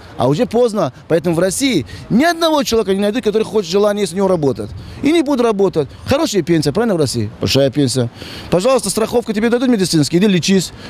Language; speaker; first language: Russian; non-native, local second language; Tajik